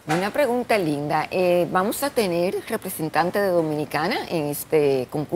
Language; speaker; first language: Spanish; native; Spanish